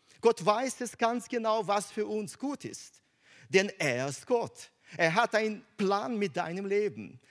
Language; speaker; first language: German; non-native, fluent; Russian